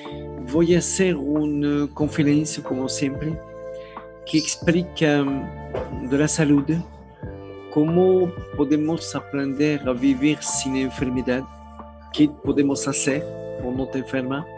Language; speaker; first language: Spanish; non-native, learner; French